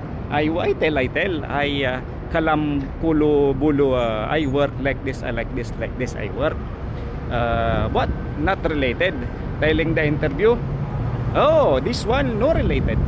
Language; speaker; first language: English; non-native, learner; Filipino